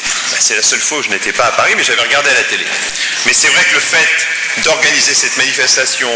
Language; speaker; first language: French; native; French